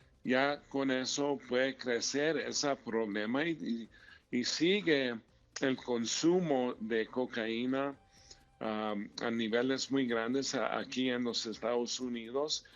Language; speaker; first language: Spanish; early bilingual, heritage; Spanish